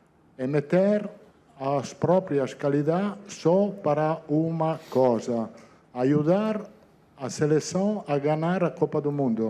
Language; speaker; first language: Portuguese; non-native, fluent; Italian